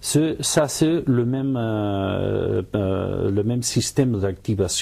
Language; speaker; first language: French; non-native, learner; Catalan